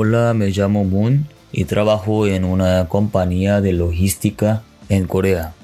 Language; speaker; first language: Spanish; non-native, learner; Korean